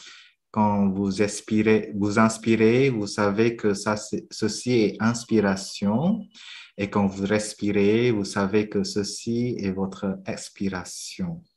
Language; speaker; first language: French; non-native, fluent; Vietnamese